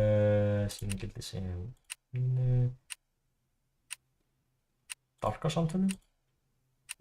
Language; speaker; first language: Icelandic; non-native, learner; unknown